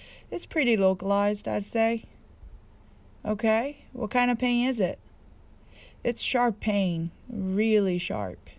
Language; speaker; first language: English; non-native, fluent; Japanese